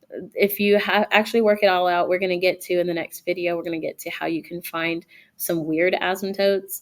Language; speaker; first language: English; native; English